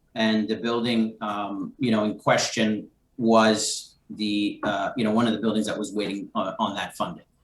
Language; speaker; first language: English; native; English